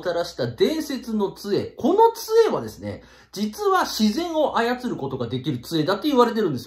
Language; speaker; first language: Japanese; native; Japanese